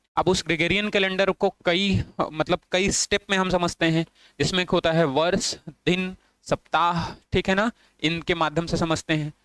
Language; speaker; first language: Hindi; native; Hindi